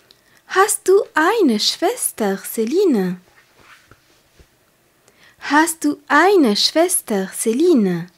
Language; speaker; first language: German; non-native, fluent; French